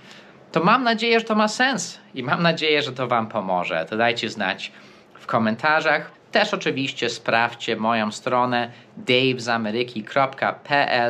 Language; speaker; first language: Polish; non-native, fluent; English